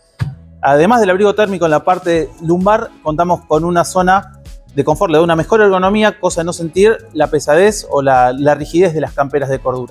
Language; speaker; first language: Spanish; native; Spanish